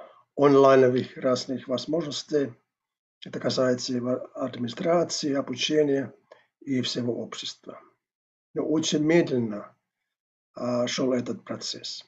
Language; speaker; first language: Russian; non-native, fluent; Finnish